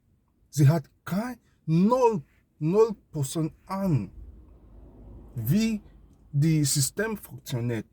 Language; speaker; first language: German; non-native, learner; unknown